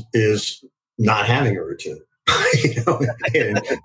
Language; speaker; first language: English; native; English